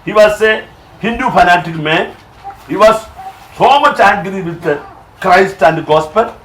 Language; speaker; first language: English; non-native, local second language; Malayalam